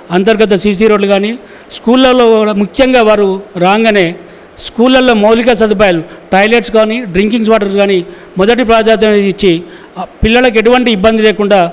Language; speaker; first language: Telugu; native; Telugu